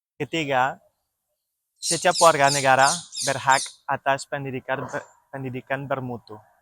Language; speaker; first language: Indonesian; non-native, learner; French